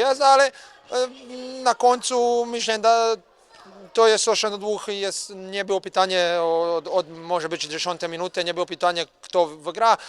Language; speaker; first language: Polish; non-native, learner; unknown